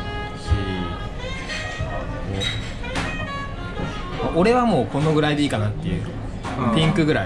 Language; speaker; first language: Japanese; native; Japanese